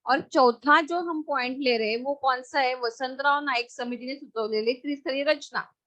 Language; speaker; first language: Hindi; non-native, local second language; Marathi